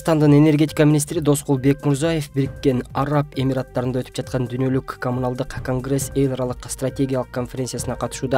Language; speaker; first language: Kyrgyz; native; Kyrgyz